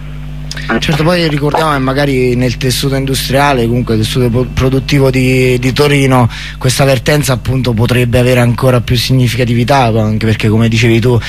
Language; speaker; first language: Italian; native; Italian